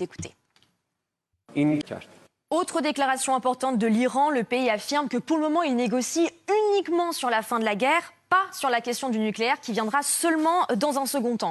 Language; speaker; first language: French; native; French